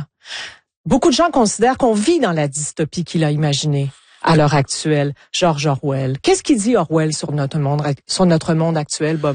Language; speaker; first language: French; native; French